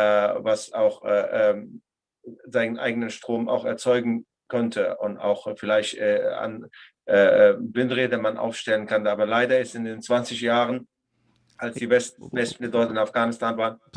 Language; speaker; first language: German; non-native, fluent; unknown